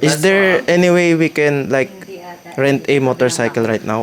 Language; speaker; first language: English; non-native, local second language; Filipino